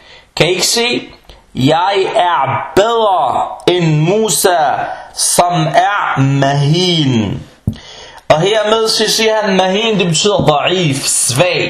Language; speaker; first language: Danish; non-native, fluent; Arabic